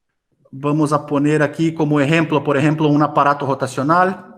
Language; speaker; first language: Spanish; non-native, fluent; Portuguese